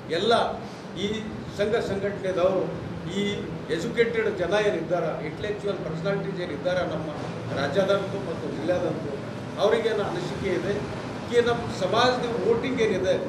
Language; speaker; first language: Kannada; non-native, local second language; Marathi